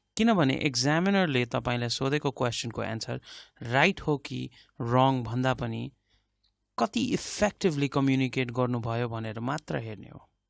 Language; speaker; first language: Nepali; native; Nepali